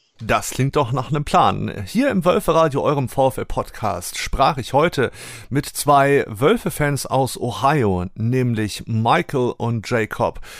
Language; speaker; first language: German; native; German